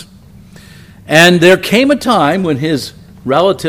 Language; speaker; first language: English; native; English